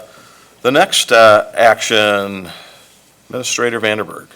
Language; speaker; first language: English; native; English